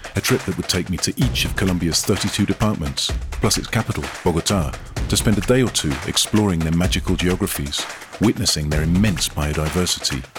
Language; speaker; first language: English; native; English